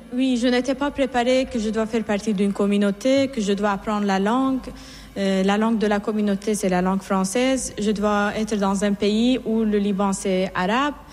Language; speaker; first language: French; non-native, fluent; Assyrian Neo-Aramaic